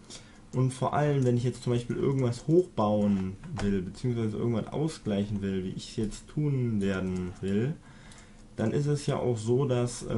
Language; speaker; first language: German; native; German